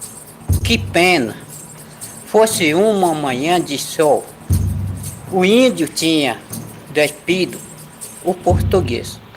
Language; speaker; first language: Portuguese; non-native, fluent; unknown